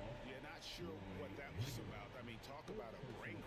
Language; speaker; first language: English; native; English